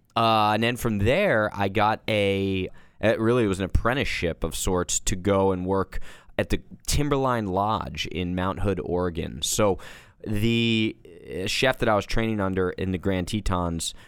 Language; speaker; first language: English; native; English